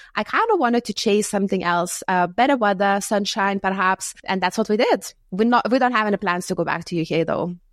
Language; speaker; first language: English; non-native, fluent; Lithuanian